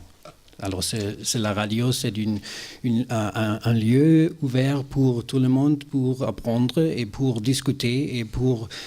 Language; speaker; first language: French; non-native, learner; German